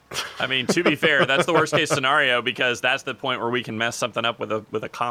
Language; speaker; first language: English; native; English